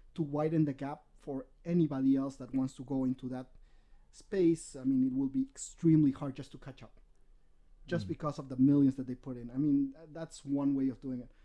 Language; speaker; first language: English; non-native, fluent; Spanish